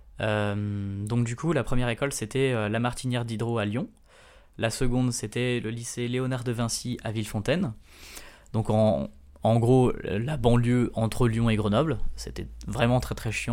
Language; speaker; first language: French; native; French